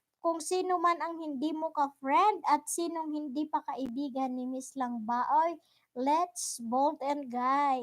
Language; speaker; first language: Filipino; non-native, local second language; Bikol